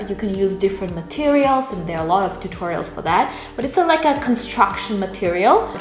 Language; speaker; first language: English; non-native, fluent; Russian